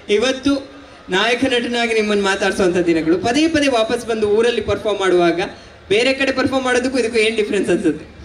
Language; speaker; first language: Kannada; native; Kannada